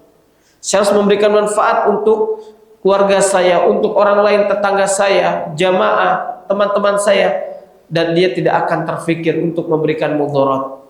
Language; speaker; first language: Indonesian; native; Indonesian